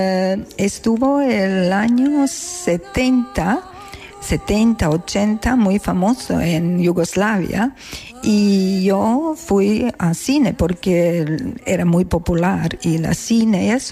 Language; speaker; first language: Spanish; non-native, learner; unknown